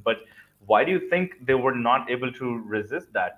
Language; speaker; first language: English; non-native, local second language; Urdu